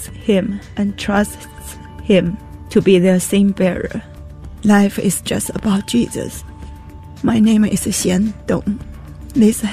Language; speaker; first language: English; non-native, fluent; Chinese